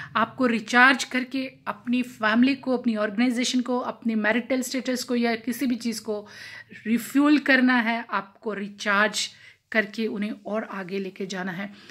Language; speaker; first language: Hindi; non-native, local second language; Punjabi